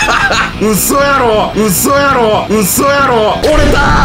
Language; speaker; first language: Japanese; native; Japanese